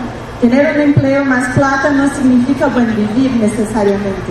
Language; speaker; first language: Spanish; non-native, fluent; Portuguese